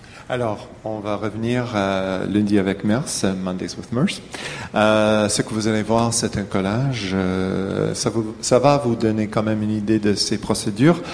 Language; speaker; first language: French; native; French